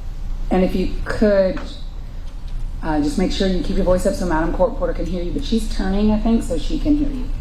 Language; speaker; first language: English; native; English